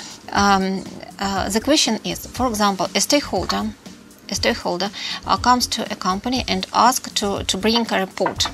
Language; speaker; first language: English; non-native, fluent; Russian